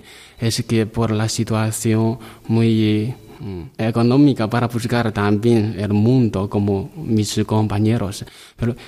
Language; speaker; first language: Spanish; non-native, learner; Chinese